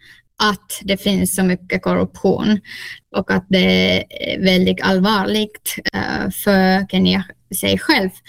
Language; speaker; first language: Swedish; non-native, fluent; Finnish